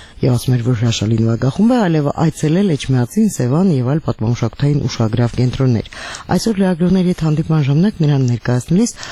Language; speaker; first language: Armenian; native; Armenian